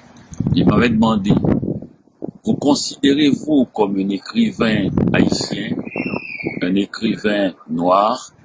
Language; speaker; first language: French; non-native, local second language; Haitian Creole